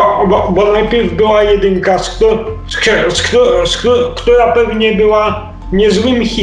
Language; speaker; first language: Polish; native; Polish